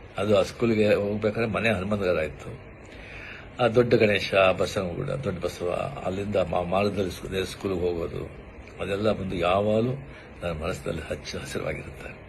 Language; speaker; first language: Kannada; non-native, local second language; Marathi